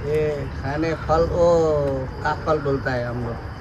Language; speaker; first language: Hindi; non-native, learner; Nepali